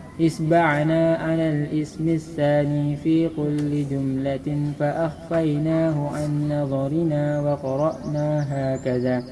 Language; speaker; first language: Arabic; non-native, learner; Indonesian